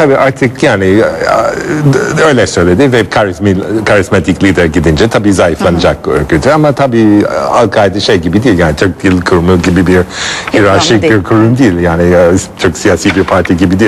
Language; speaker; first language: Turkish; non-native, fluent; English